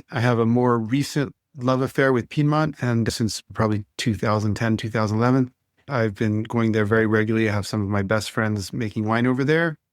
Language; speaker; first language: English; non-native, fluent; French